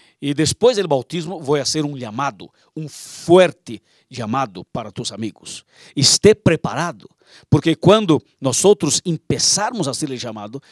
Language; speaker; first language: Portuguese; non-native, learner; Spanish